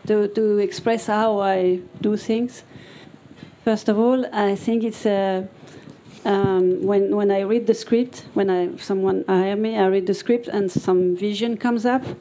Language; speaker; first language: English; non-native, fluent; French